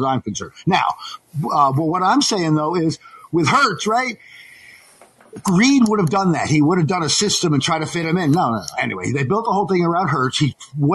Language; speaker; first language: English; native; English